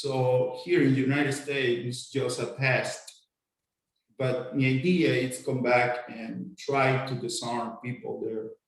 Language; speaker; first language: English; non-native, fluent; Spanish